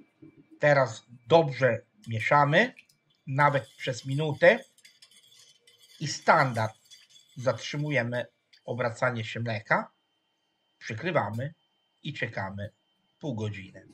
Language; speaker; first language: Polish; non-native, fluent; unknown